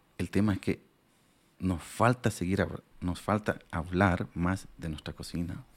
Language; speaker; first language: Spanish; non-native, local second language; Aymara